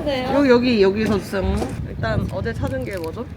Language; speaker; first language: Korean; native; Korean